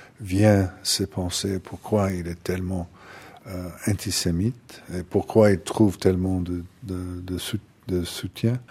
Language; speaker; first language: French; non-native, fluent; English